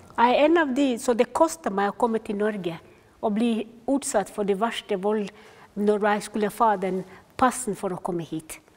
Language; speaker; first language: Norwegian; non-native, fluent; Somali